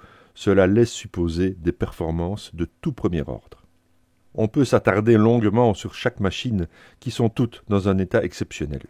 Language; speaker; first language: French; native; French